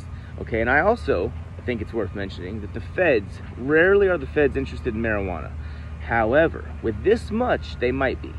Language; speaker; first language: English; native; English